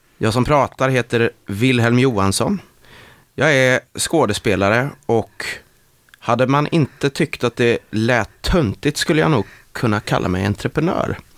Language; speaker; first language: Swedish; native; Swedish